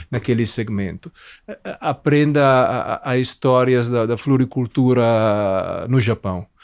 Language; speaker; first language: Portuguese; non-native, fluent; Italian